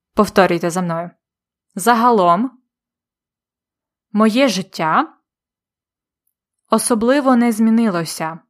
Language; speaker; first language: Ukrainian; native; Ukrainian